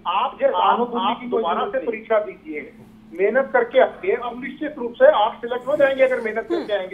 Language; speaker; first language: Hindi; native; Hindi